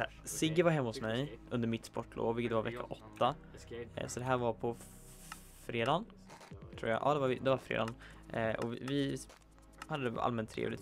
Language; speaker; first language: Swedish; native; Swedish